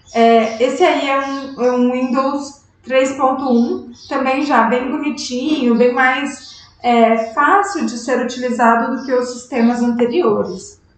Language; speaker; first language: Portuguese; native; Portuguese